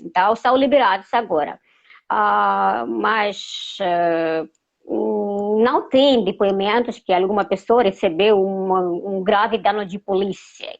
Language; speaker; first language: Portuguese; non-native, fluent; Russian